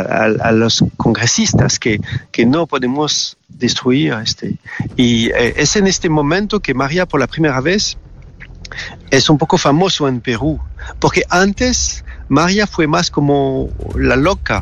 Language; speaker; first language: Spanish; non-native, fluent; French